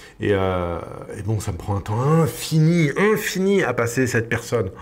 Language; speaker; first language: French; native; French